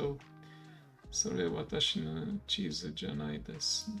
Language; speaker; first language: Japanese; non-native, learner; English